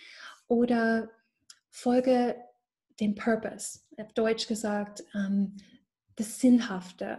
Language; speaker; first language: German; non-native, fluent; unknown